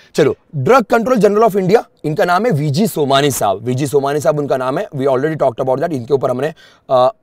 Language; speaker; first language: Hindi; native; Hindi